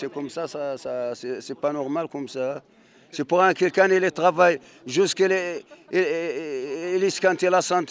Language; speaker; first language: French; non-native, learner; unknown